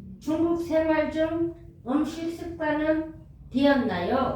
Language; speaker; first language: Korean; non-native, learner; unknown